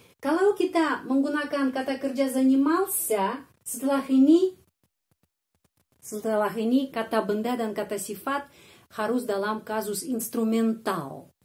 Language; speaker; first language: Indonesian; non-native, fluent; Russian